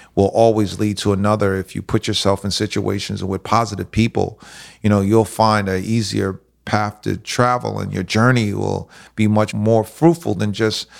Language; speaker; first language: English; native; English